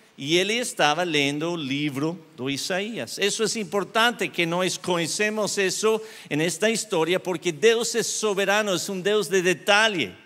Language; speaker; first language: Portuguese; non-native, learner; English